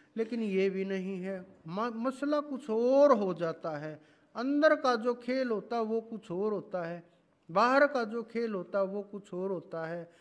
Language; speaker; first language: Hindi; native; Hindi